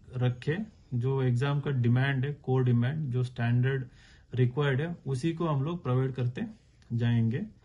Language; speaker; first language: Hindi; non-native, local second language; Kannada